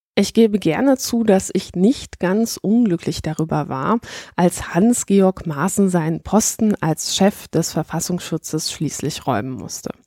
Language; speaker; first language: German; early bilingual, other home language; Polish